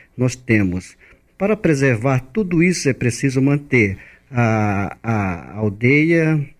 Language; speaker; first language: Portuguese; non-native, local second language; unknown